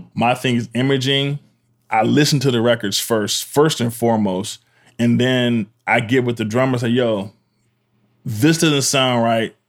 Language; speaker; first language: English; native; English